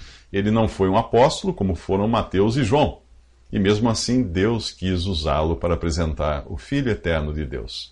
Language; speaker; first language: Portuguese; native; Portuguese